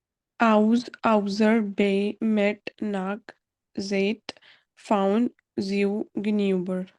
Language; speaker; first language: German; non-native, learner; Hindi